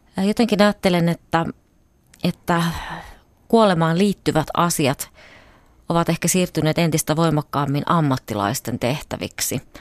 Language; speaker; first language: Finnish; native; Finnish